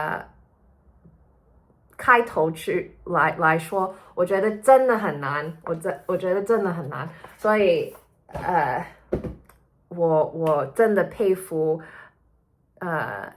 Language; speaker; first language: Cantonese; early bilingual, heritage; Cantonese